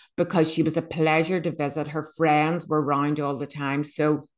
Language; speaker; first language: English; native; English